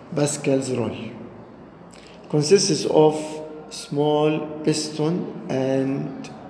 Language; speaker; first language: English; non-native, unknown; Arabic